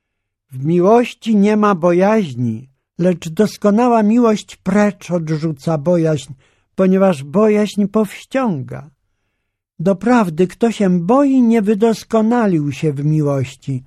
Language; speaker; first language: Polish; native; Polish